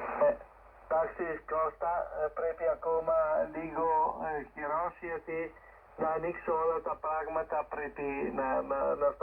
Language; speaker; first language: Greek; non-native, learner; Italian